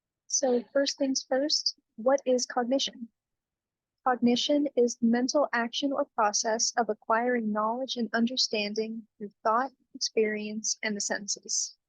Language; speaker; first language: English; native; English